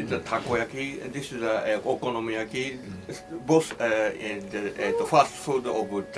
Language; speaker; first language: English; non-native, learner; Japanese